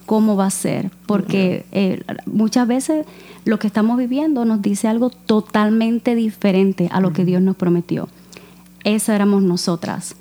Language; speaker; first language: Spanish; native; Spanish